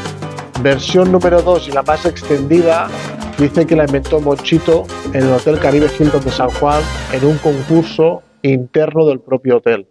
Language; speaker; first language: Spanish; native; Spanish